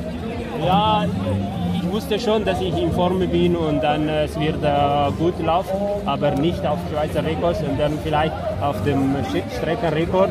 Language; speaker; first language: German; non-native, learner; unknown